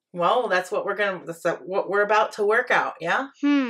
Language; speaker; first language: English; native; English